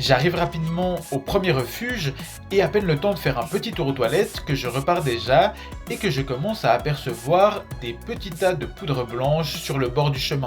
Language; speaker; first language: French; native; French